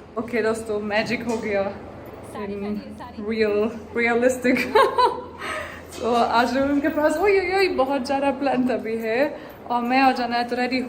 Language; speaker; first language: Hindi; non-native, learner; German